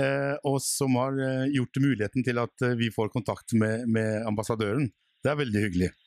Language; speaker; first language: Norwegian; non-native, fluent; Albanian